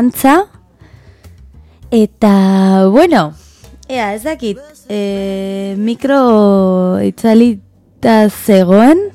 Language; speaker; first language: Basque; non-native, learner; Spanish